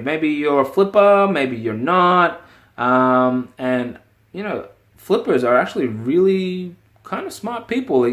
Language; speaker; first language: English; native; English